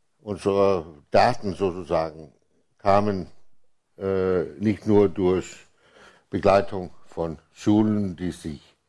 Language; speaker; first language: German; non-native, fluent; Danish